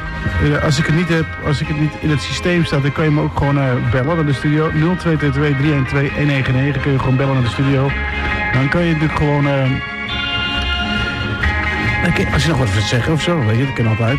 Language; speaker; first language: Dutch; native; Dutch